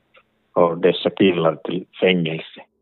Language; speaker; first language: Swedish; non-native, local second language; Finnish